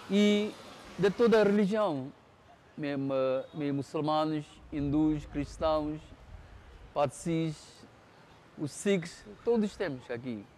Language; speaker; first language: Portuguese; non-native, local second language; Konkani